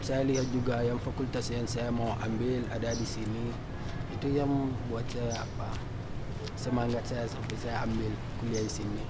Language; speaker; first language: Indonesian; non-native, learner; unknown